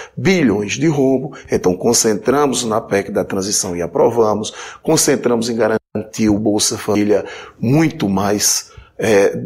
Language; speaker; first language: Portuguese; native; Portuguese